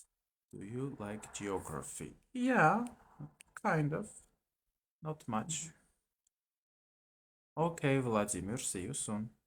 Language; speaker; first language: English; non-native, fluent; Armenian